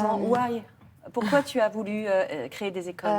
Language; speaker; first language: French; native; French